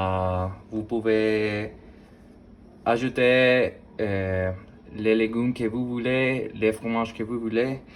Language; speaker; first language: French; non-native, learner; Spanish